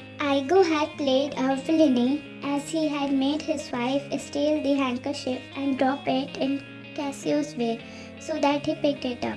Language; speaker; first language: English; non-native, local second language; Hindi